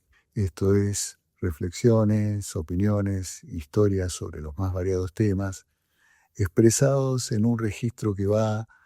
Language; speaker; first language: Spanish; native; Spanish